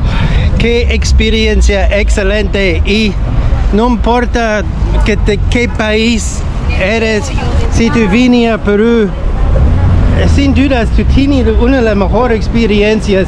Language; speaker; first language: Spanish; non-native, learner; English